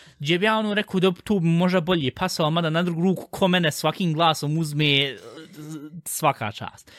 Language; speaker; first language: Bosnian; early bilingual, heritage; Bosnian